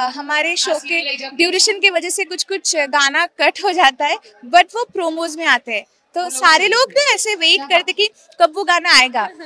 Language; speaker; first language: Hindi; non-native, local second language; Bangla